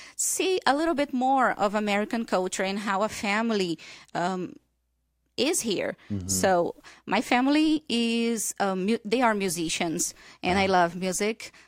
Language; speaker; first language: English; non-native, fluent; Portuguese